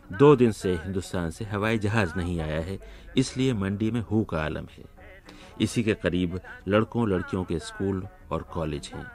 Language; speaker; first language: Urdu; native; Urdu